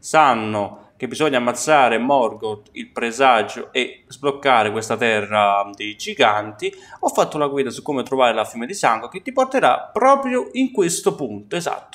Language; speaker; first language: Italian; native; Italian